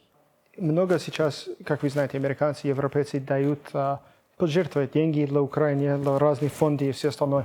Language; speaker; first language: Russian; non-native, fluent; English